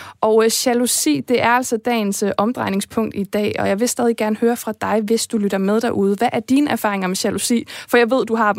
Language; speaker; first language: Danish; native; Danish